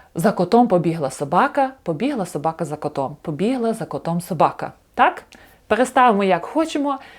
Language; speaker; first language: Ukrainian; native; Ukrainian